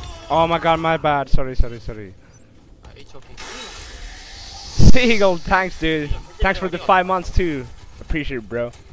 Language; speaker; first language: English; non-native, fluent; Finnish